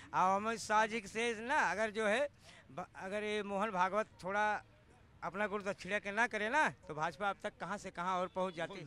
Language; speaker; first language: Hindi; native; Hindi